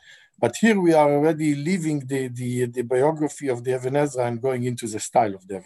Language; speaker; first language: English; non-native, fluent; Hebrew